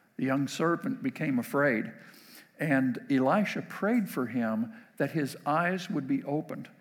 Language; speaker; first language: English; native; English